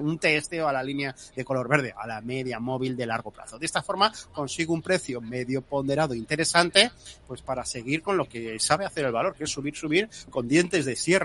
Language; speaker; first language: Spanish; native; Spanish